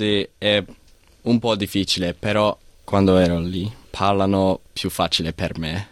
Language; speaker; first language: Italian; non-native, learner; English